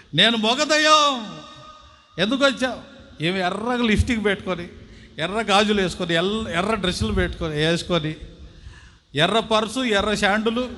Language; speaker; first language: Telugu; non-native, local second language; Tamil